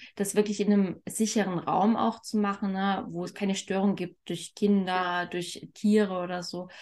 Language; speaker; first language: German; native; German